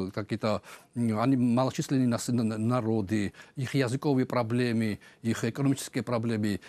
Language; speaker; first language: Russian; non-native, local second language; Georgian